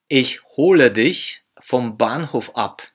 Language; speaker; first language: German; non-native, fluent; Polish